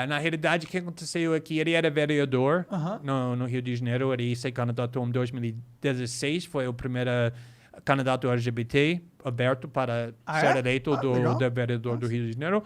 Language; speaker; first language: Portuguese; non-native, fluent; English